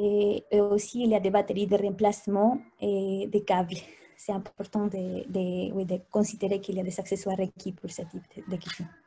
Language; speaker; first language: French; non-native, fluent; Spanish